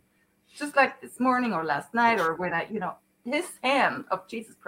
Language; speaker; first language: English; non-native, fluent; Swiss German